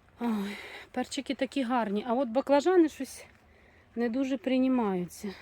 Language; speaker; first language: Ukrainian; non-native, local second language; Russian